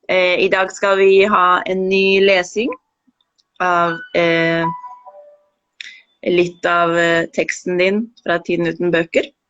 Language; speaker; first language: Norwegian; non-native, fluent; Spanish